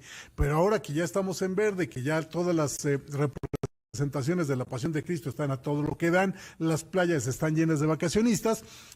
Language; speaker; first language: Spanish; native; Spanish